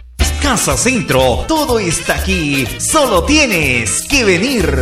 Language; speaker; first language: Spanish; native; Spanish